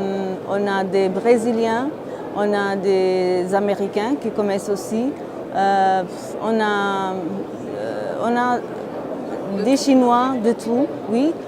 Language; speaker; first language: French; non-native, fluent; Portuguese